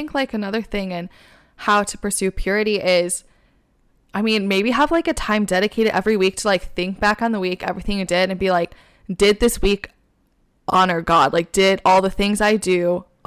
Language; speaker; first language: English; native; English